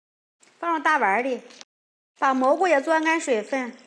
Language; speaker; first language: Chinese; native; Chinese